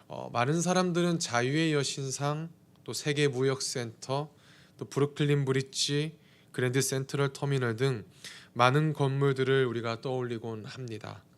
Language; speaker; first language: Korean; native; Korean